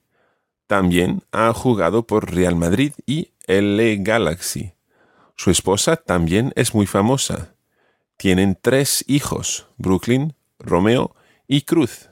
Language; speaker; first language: Spanish; non-native, fluent; English